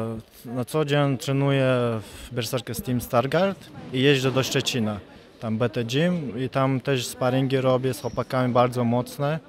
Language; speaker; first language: Polish; non-native, fluent; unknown